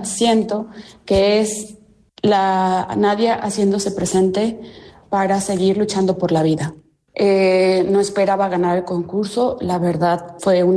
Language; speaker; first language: Spanish; native; Spanish